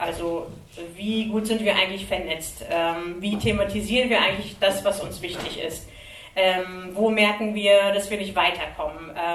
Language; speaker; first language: German; early bilingual, other home language; Kurdish